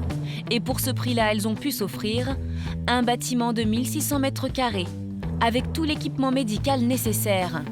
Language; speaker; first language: French; native; French